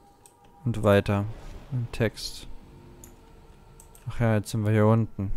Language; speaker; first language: German; native; German